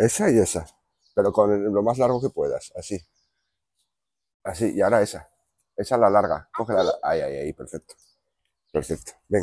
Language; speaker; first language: Spanish; native; Spanish